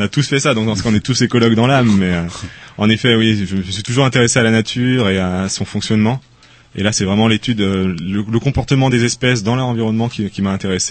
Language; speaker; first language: French; native; French